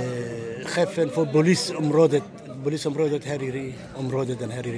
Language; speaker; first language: Swedish; non-native, learner; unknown